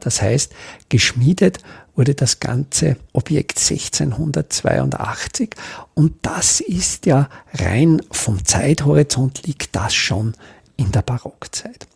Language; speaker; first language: German; native; German